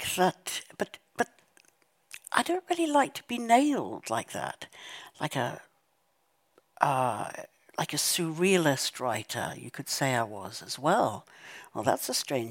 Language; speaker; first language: English; native; English